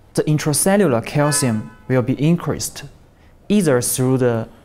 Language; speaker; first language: English; non-native, learner; Chinese